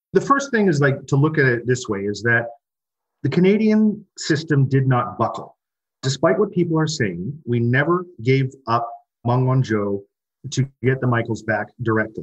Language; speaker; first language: English; native; English